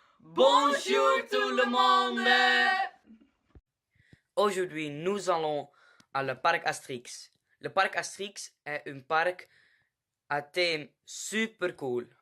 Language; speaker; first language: French; non-native, learner; Dutch